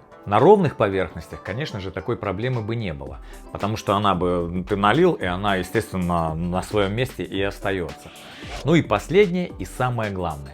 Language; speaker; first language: Russian; native; Russian